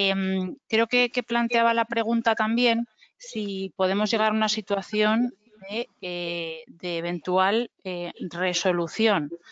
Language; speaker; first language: Spanish; native; Spanish